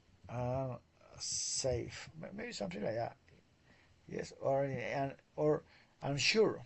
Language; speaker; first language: English; non-native, learner; Spanish